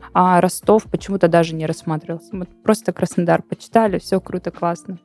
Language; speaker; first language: Russian; native; Russian